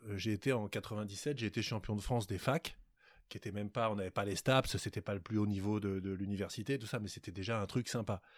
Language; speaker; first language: French; non-native, fluent; English